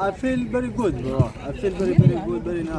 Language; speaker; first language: English; non-native, learner; Urdu